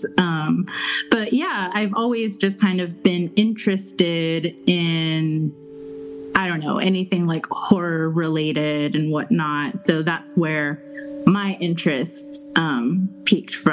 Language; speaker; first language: English; native; English